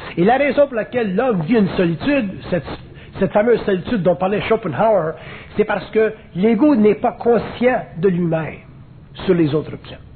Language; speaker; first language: French; native; French